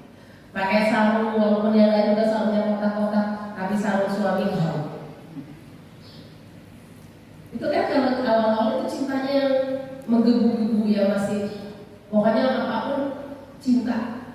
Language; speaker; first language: Indonesian; native; Indonesian